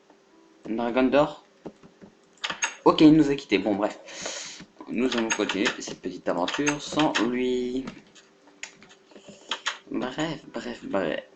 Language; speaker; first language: French; native; French